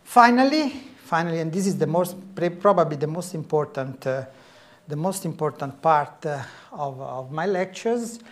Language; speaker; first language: English; non-native, fluent; Italian